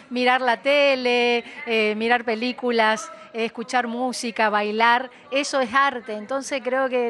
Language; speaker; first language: Spanish; native; Spanish